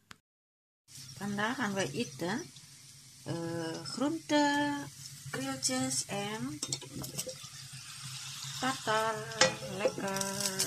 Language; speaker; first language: Dutch; non-native, learner; Indonesian